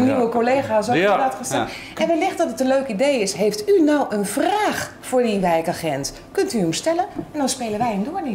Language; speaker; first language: Dutch; native; Dutch